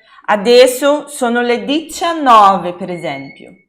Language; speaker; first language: Italian; non-native, fluent; Portuguese